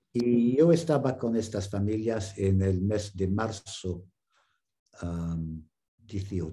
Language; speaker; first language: Spanish; non-native, fluent; English